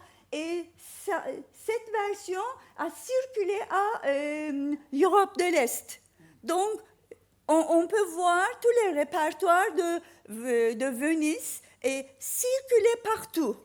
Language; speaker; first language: French; non-native, fluent; Turkish